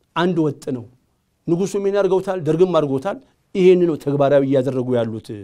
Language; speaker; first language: Amharic; native; Amharic